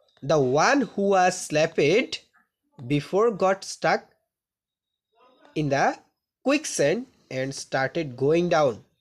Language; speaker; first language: English; non-native, local second language; Bangla